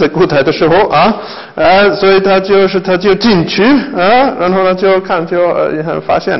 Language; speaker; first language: Chinese; non-native, fluent; German